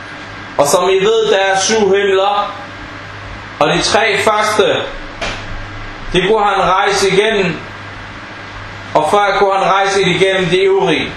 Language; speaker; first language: Danish; non-native, fluent; Arabic